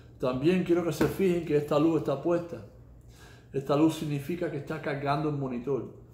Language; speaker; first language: Spanish; early bilingual, heritage; Spanish